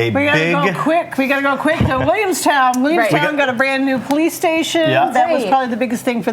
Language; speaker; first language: English; native; English